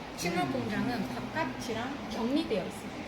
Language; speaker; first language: Korean; native; Korean